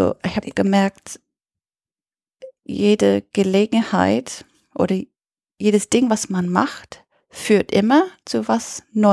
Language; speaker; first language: German; non-native, fluent; English